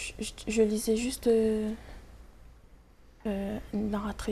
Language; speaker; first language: French; non-native, local second language; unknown